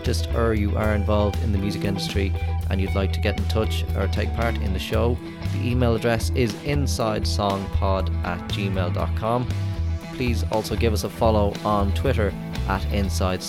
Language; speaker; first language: English; native; English